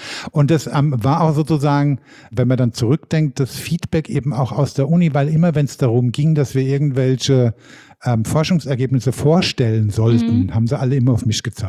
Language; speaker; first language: German; native; German